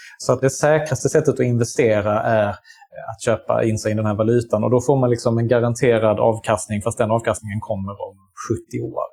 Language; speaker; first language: Swedish; native; Swedish